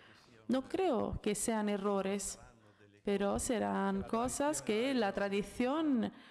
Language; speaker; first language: Spanish; non-native, fluent; Italian